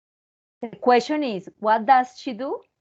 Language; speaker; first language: English; non-native, learner; Spanish